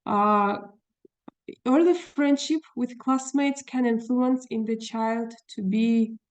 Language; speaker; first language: English; non-native, fluent; Russian